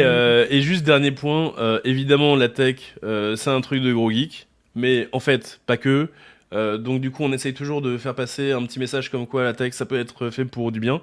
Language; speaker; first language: French; native; French